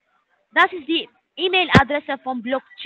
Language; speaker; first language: German; non-native, learner; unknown